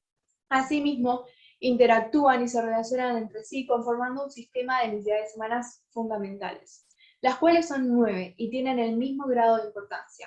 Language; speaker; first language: Spanish; native; Spanish